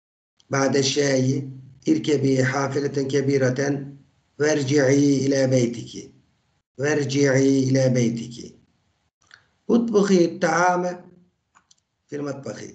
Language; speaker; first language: Arabic; non-native, fluent; Turkish